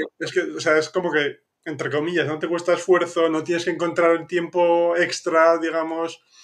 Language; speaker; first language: Spanish; native; Spanish